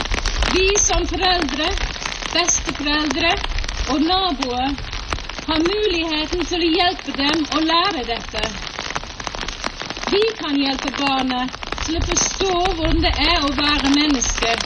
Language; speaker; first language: Norwegian; non-native, fluent; English